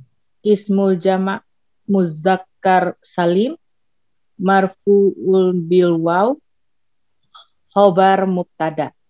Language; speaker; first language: Arabic; non-native, learner; Indonesian